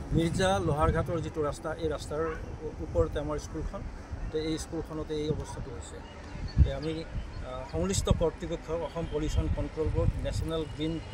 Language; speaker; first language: Assamese; native; Assamese